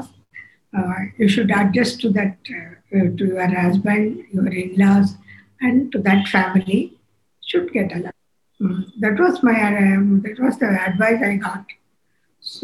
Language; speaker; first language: English; non-native, local second language; Tamil